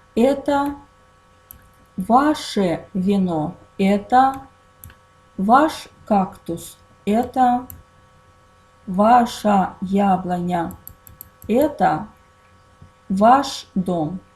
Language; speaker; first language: Russian; non-native, fluent; Azerbaijani